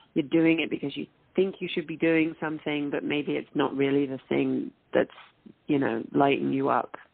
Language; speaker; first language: English; native; English